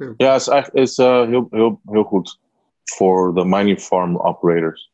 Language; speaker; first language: Dutch; non-native, learner; Spanish